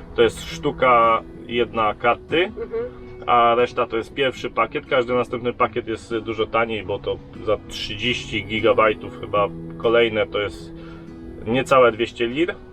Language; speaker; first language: Polish; native; Polish